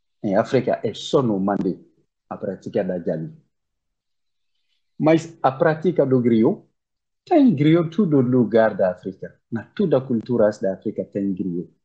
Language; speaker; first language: Portuguese; non-native, learner; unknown